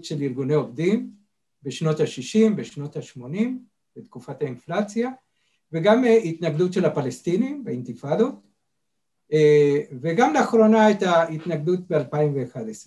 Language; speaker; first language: Hebrew; non-native, fluent; Spanish